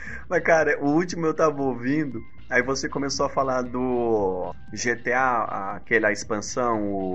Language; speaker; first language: Portuguese; native; Portuguese